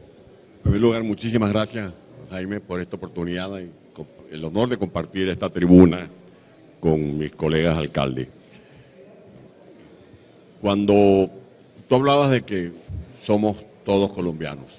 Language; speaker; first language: Spanish; native; Spanish